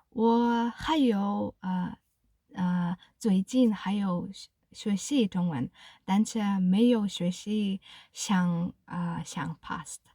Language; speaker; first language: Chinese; non-native, learner; Kazakh